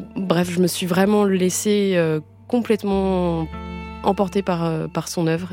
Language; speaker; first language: French; early bilingual, other home language; Portuguese